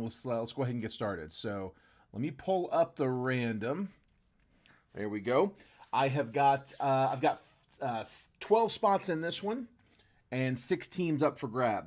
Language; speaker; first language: English; native; English